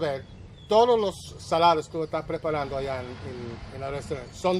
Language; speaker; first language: Spanish; non-native, learner; English